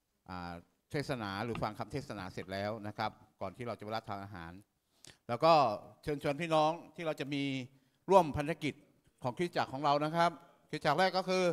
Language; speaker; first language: Thai; native; Thai